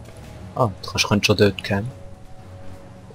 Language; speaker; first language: German; native; German